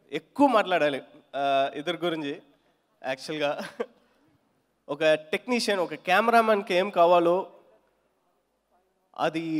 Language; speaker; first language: Telugu; non-native, learner; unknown